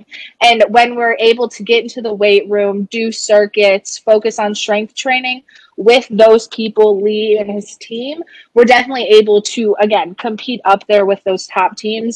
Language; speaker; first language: English; native; English